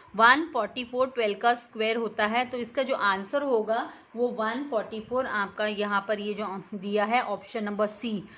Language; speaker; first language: Hindi; non-native, local second language; Marathi